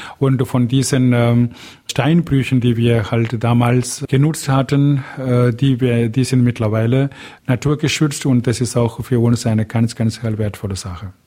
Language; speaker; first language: German; non-native, fluent; Tamil